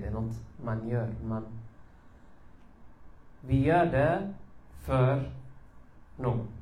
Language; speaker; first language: Swedish; early bilingual, other home language; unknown